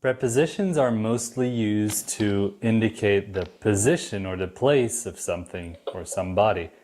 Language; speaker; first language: English; non-native, fluent; Dutch